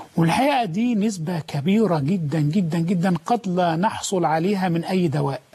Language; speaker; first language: Egyptian Arabic; native; Egyptian Arabic